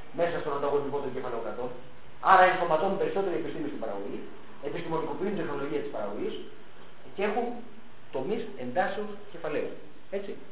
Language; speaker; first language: Greek; early bilingual, heritage; Greek